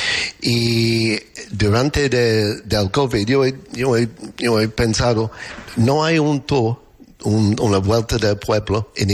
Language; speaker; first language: Spanish; non-native, learner; English